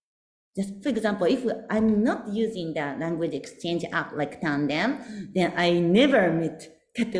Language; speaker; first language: English; non-native, learner; Japanese